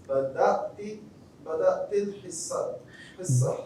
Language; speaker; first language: Arabic; non-native, learner; Urdu